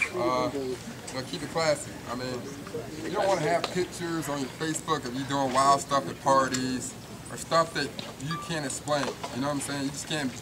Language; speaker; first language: English; native; English